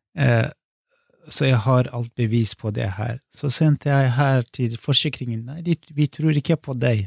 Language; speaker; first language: Norwegian; non-native, fluent; Kurdish